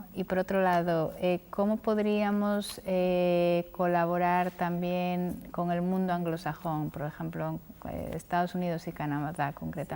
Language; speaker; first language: Spanish; native; Spanish